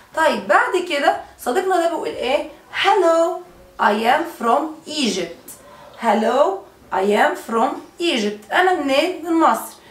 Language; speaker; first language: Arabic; native; Arabic